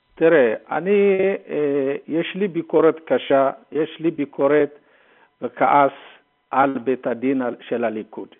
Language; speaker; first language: Hebrew; non-native, fluent; Amharic